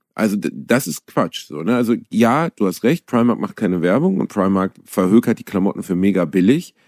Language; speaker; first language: German; native; German